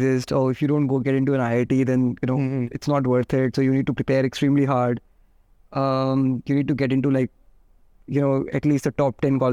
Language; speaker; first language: English; non-native, local second language; Hindi